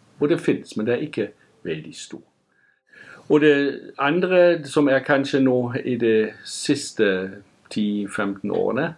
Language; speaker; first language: Norwegian; non-native, fluent; German